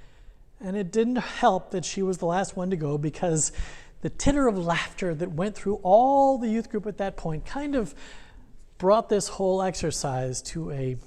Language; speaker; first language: English; native; English